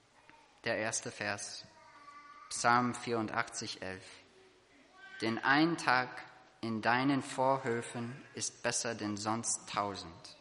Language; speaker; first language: German; non-native, fluent; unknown